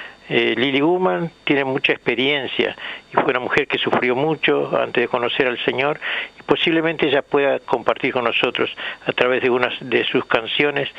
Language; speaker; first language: Spanish; native; Spanish